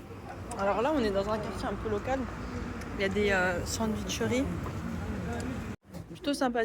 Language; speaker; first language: French; native; French